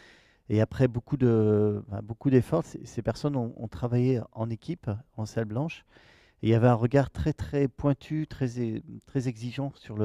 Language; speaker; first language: French; native; French